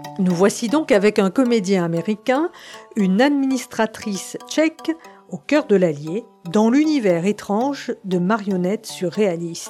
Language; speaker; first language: French; native; French